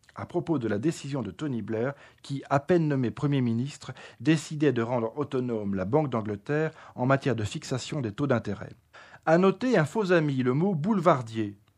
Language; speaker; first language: French; native; French